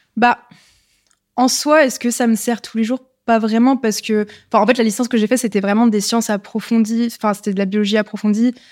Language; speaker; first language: French; native; French